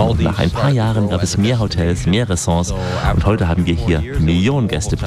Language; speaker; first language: German; native; German